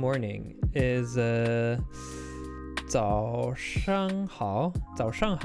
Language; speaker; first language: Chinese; non-native, learner; English